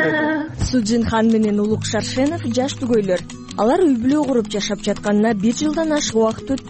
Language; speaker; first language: Kyrgyz; native; Kyrgyz